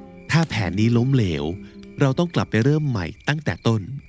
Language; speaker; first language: Thai; native; Thai